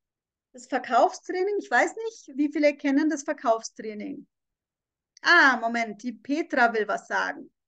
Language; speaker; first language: German; native; German